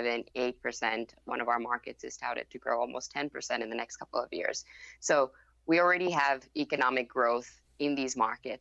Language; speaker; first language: English; non-native, fluent; Thai